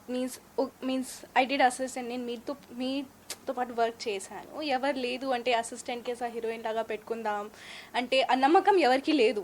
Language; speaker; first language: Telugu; non-native, learner; Hindi